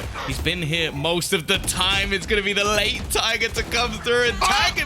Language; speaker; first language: English; native; English